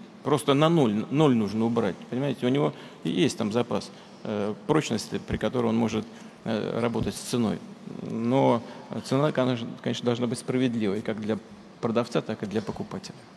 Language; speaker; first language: Russian; native; Russian